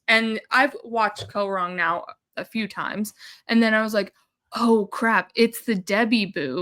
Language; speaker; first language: English; native; English